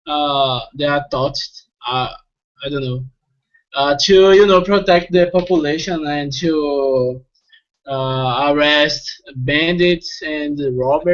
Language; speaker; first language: English; non-native, fluent; Portuguese